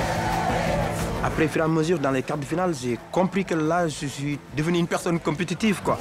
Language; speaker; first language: French; non-native, local second language; Wolof